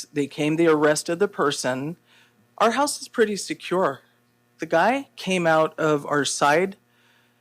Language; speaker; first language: English; native; English